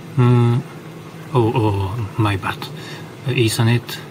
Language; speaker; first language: English; non-native, learner; Japanese